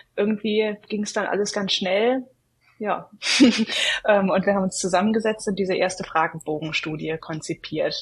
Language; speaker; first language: German; native; German